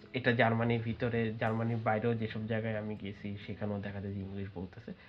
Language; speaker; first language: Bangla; native; Bangla